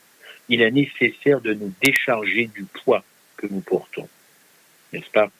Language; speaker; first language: French; native; French